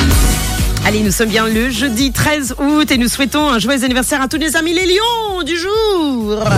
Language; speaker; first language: French; non-native, local second language; Morisyen